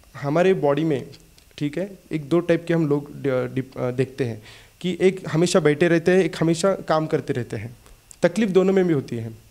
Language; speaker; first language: Hindi; non-native, local second language; Marathi